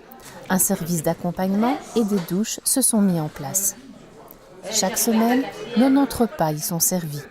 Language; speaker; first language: French; native; French